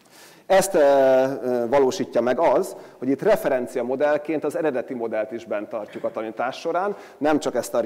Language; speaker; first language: Hungarian; native; Hungarian